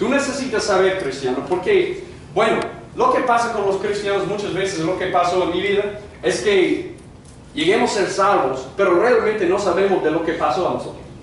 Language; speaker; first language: Spanish; non-native, fluent; English